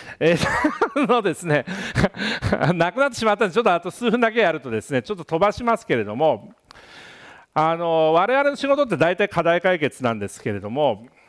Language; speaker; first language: Japanese; native; Japanese